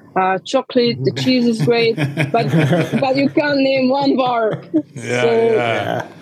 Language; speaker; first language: English; non-native, fluent; Romanian